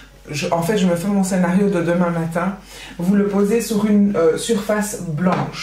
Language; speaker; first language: French; native; French